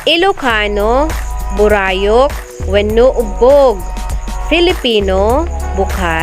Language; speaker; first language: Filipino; non-native, local second language; Iloko